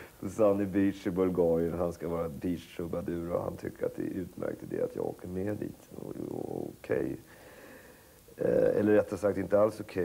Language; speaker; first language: Swedish; native; Swedish